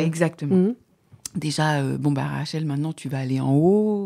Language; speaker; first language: French; native; French